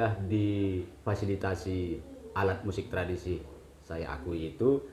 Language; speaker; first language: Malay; non-native, local second language; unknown